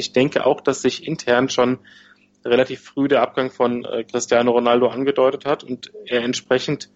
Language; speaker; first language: German; native; German